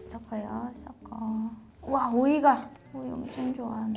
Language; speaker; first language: Korean; non-native, fluent; Japanese